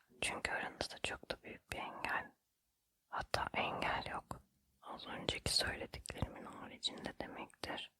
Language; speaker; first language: Turkish; native; Turkish